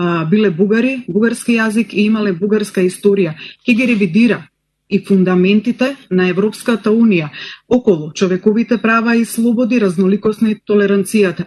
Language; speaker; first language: Macedonian; native; Macedonian